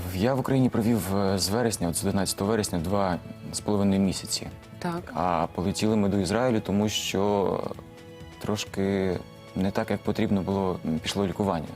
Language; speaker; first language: Ukrainian; native; Ukrainian